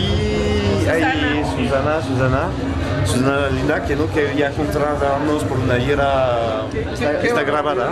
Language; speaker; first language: Spanish; non-native, fluent; French